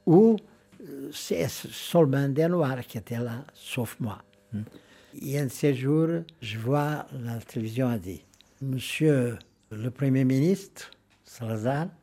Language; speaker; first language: French; non-native, fluent; Portuguese